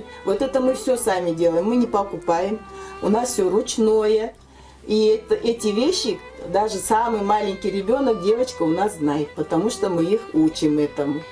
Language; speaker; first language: Russian; non-native, local second language; Turkish